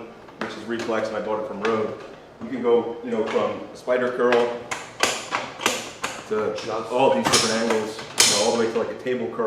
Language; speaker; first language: English; native; English